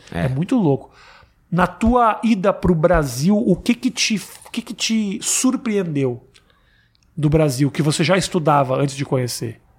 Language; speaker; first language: Portuguese; native; Portuguese